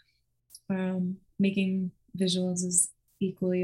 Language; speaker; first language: English; native; English